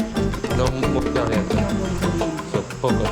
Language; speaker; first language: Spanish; non-native, learner; English